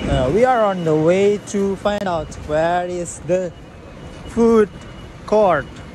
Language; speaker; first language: English; non-native, learner; Indonesian